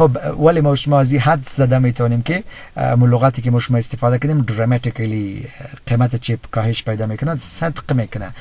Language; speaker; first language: Persian; native; Persian